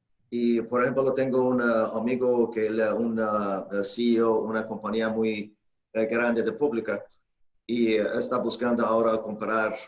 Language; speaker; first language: Spanish; non-native, fluent; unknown